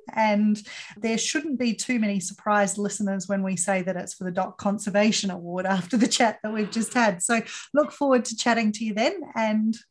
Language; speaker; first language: English; native; English